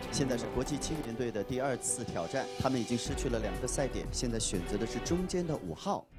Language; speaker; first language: Chinese; native; Chinese